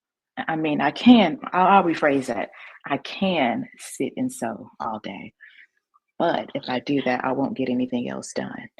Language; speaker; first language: English; native; English